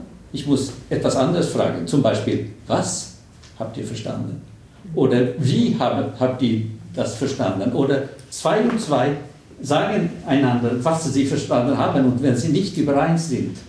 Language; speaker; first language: German; non-native, fluent; Swedish